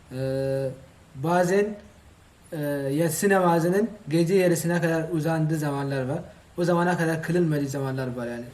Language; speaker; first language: Turkish; non-native, fluent; Oromo